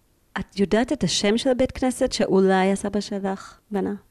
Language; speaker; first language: Hebrew; native; Hebrew